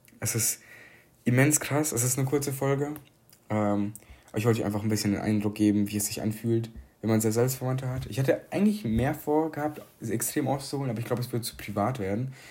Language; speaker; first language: German; early bilingual, other home language; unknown